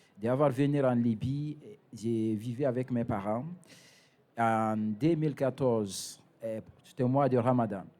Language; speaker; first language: French; non-native, fluent; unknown